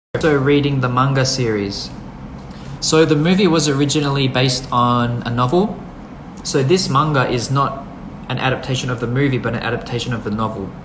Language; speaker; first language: English; early bilingual, other home language; Thai